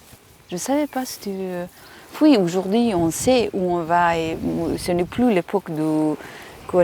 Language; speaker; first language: French; non-native, fluent; Persian